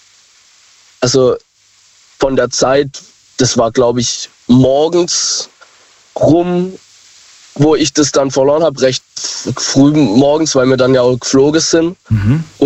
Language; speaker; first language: German; native; German